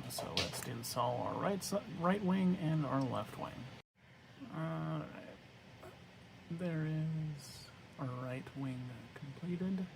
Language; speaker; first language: English; native; English